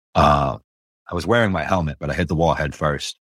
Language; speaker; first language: English; early bilingual, other home language; Spanish